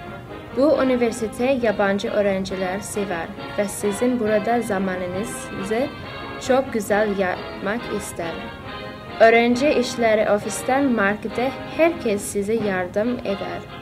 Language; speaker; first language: Turkish; non-native, learner; English